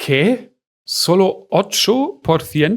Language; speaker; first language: Spanish; non-native, fluent; German